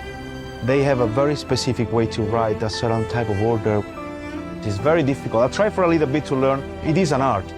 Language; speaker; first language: English; non-native, fluent; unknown